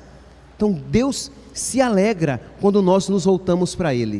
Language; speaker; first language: Portuguese; native; Portuguese